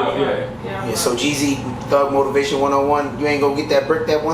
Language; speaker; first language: English; native; English